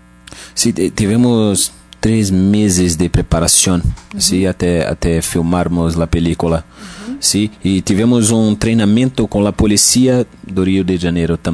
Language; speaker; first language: Spanish; non-native, learner; Portuguese